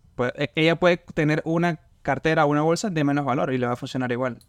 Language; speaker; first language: Spanish; native; Spanish